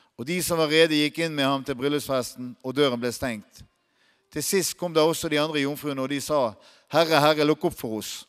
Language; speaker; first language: Norwegian; native; Norwegian